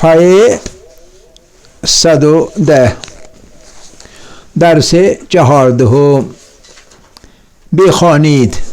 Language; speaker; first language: Persian; non-native, fluent; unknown